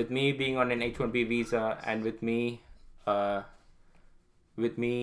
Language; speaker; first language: English; non-native, local second language; Tamil